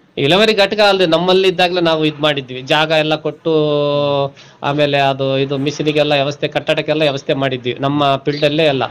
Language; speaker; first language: Kannada; non-native, local second language; Telugu